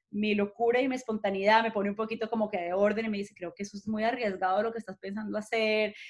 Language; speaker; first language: Spanish; native; Spanish